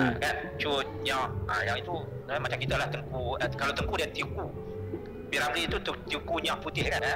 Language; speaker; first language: Malay; native; Malay